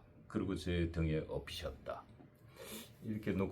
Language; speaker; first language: Korean; native; Korean